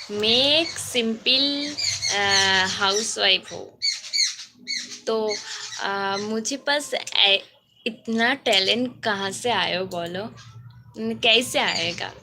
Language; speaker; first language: Hindi; non-native, local second language; Bangla